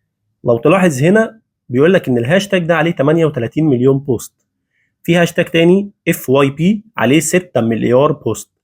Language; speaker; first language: Arabic; native; Arabic